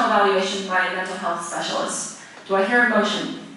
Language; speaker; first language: English; native; English